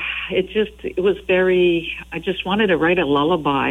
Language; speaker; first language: English; non-native, fluent; French